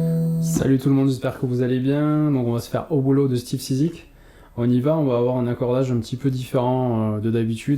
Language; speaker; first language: French; native; French